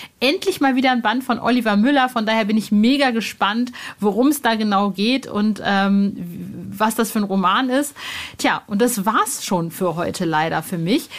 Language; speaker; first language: German; native; German